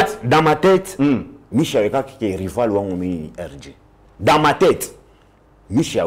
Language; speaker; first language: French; non-native, local second language; Swahili